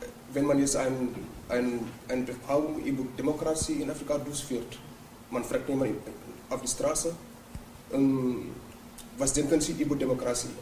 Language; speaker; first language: German; non-native, learner; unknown